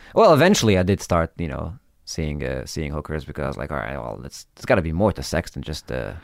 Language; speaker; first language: English; early bilingual, other home language; Hebrew